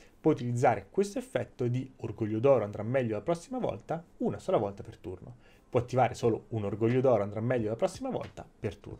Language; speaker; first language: Italian; native; Italian